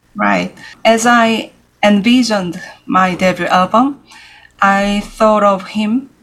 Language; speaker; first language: English; non-native, learner; Korean